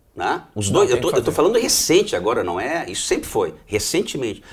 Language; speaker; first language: Portuguese; native; Portuguese